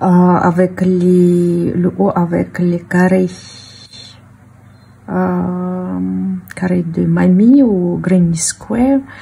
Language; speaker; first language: French; non-native, fluent; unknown